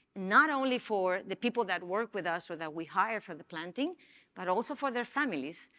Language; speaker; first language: English; non-native, fluent; Spanish